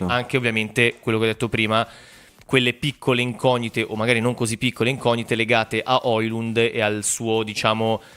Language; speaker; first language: Italian; native; Italian